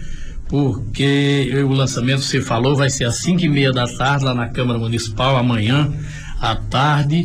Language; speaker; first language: Portuguese; native; Portuguese